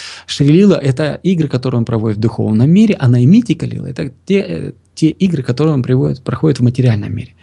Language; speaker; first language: Russian; native; Russian